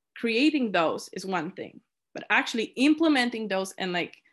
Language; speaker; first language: English; non-native, fluent; Polish